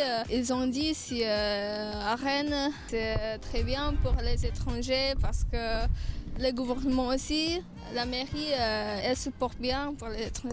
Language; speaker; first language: French; non-native, learner; Indonesian